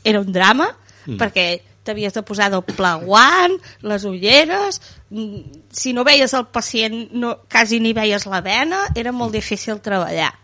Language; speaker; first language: Catalan; native; Catalan